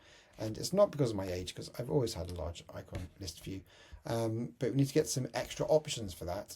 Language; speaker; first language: English; native; English